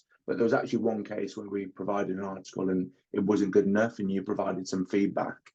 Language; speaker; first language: English; native; English